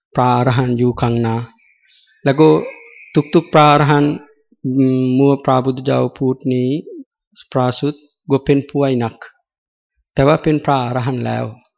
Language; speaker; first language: Thai; non-native, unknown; Sinhala